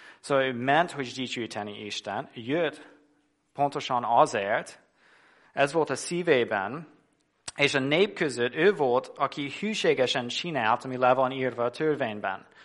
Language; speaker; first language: Hungarian; non-native, fluent; English